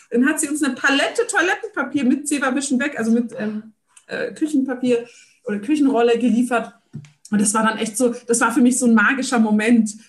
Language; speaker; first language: German; early bilingual, other home language; Turkish